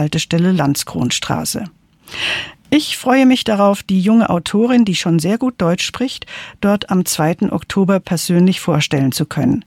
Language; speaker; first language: German; native; German